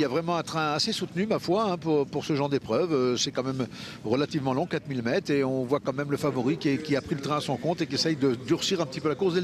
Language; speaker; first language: French; native; French